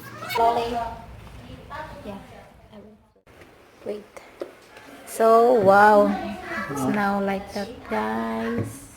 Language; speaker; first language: English; non-native, local second language; Cebuano